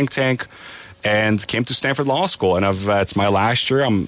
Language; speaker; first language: English; non-native, fluent; Persian